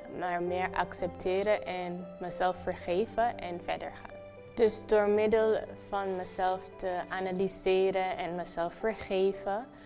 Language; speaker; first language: Dutch; non-native, local second language; Papiamento